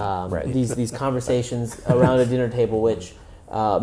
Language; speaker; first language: English; native; English